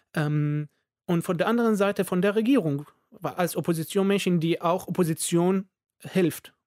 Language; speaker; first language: German; non-native, fluent; Arabic